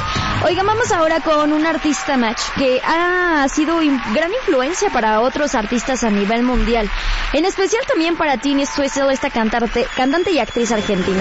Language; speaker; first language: Spanish; native; Spanish